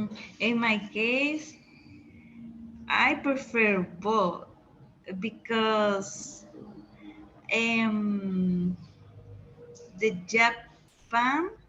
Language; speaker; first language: English; non-native, learner; Spanish